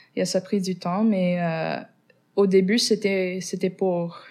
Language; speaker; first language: French; non-native, fluent; English